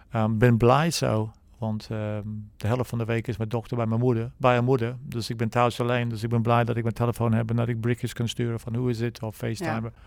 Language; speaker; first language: Dutch; non-native, fluent; English